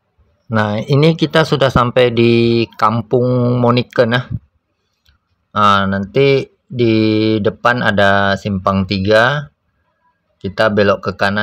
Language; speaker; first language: Indonesian; native; Indonesian